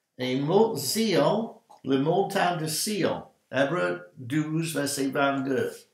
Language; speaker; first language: French; non-native, learner; English